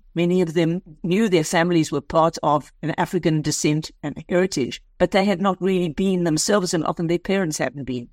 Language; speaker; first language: English; native; English